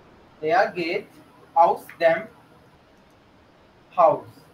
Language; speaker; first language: German; non-native, fluent; Urdu